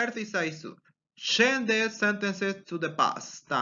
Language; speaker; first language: English; non-native, fluent; Spanish